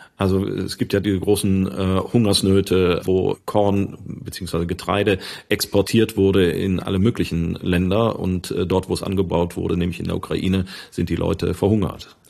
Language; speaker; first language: German; native; German